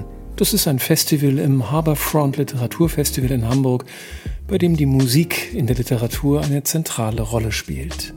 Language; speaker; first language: German; native; German